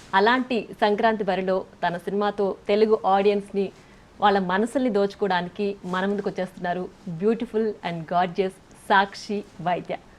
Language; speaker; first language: Telugu; native; Telugu